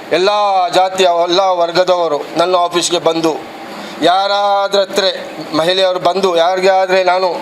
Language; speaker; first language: Kannada; non-native, local second language; Badaga